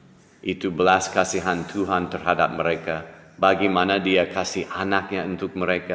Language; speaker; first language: Indonesian; non-native, fluent; English